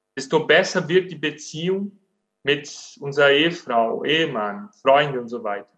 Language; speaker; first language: German; non-native, fluent; Portuguese